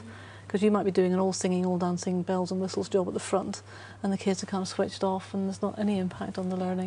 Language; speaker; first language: English; native; English